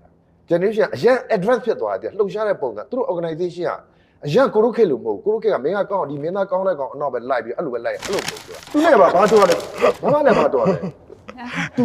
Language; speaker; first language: Burmese; native; Burmese